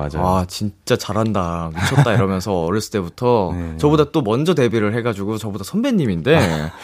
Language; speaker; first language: Korean; native; Korean